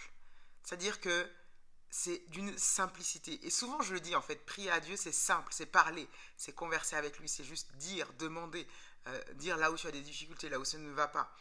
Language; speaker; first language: French; native; French